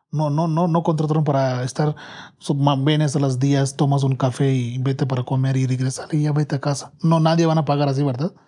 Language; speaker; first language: Spanish; non-native, learner; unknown